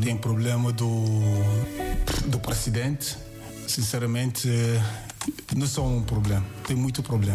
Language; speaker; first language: Portuguese; non-native, learner; Yoruba